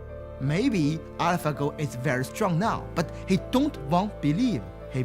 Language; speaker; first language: English; non-native, learner; Chinese